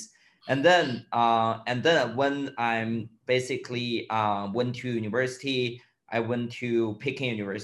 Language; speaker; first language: English; non-native, fluent; Chinese